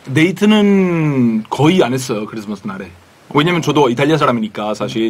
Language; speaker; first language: Korean; non-native, fluent; Italian